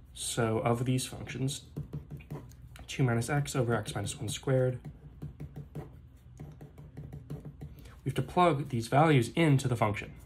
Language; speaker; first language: English; native; English